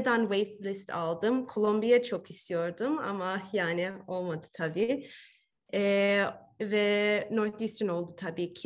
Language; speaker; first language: Turkish; early bilingual, heritage; Turkish